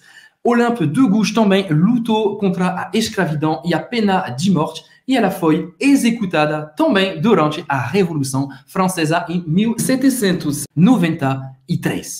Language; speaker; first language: Portuguese; non-native, fluent; French